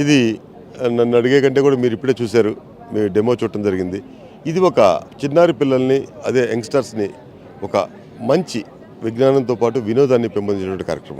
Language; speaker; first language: Telugu; native; Telugu